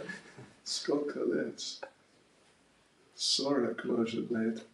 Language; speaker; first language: Russian; non-native, learner; English